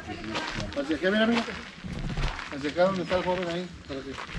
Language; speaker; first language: Spanish; native; Spanish